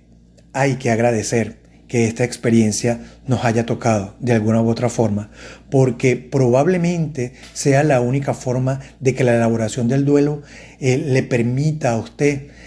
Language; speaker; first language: Spanish; native; Spanish